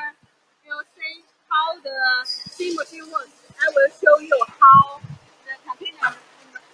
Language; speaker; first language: English; non-native, fluent; Chinese